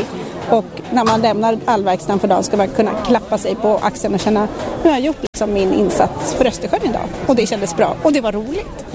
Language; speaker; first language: Swedish; native; Swedish